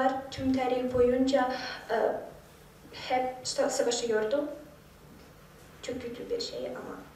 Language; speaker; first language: Turkish; non-native, learner; Ukrainian